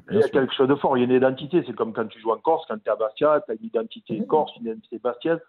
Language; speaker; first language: French; native; French